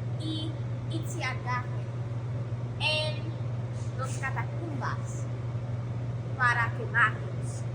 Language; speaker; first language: Spanish; non-native, learner; English